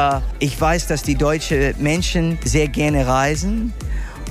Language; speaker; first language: German; non-native, fluent; English